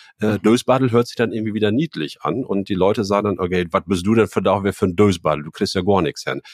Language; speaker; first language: German; native; German